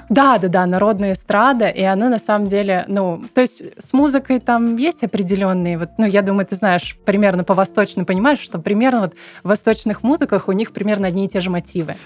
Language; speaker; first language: Russian; non-native, local second language; Tatar